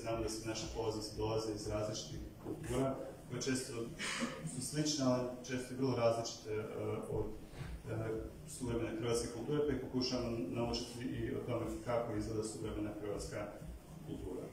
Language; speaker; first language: Croatian; native; Croatian